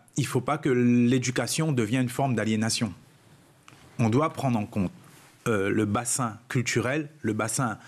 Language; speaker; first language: French; non-native, local second language; Réunion Creole French